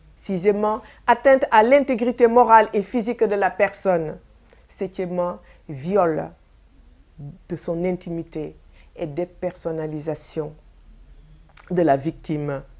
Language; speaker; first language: French; non-native, local second language; Wolof